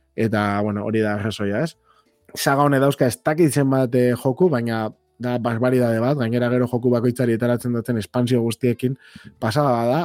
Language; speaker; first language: Basque; native; Basque